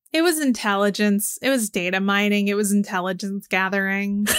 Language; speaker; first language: English; native; English